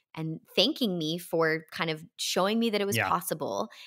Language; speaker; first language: English; native; English